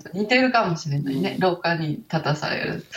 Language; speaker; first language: Japanese; native; Japanese